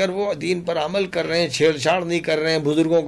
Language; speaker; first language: Urdu; native; Urdu